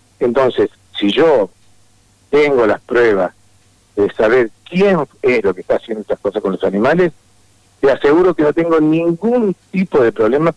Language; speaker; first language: Spanish; native; Spanish